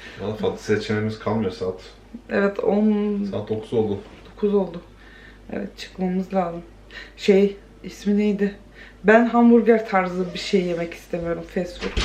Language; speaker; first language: Turkish; early bilingual, heritage; Turkish